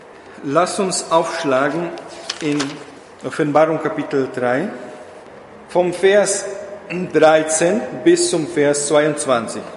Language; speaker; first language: German; non-native, fluent; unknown